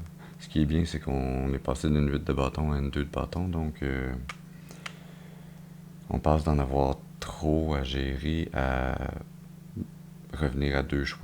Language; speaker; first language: French; native; French